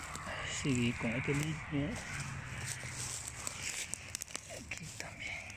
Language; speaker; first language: Spanish; non-native, learner; Japanese